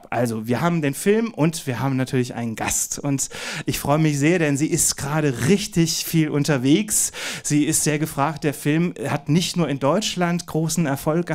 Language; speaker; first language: German; native; German